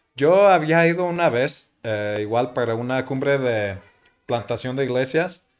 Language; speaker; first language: Spanish; non-native, fluent; English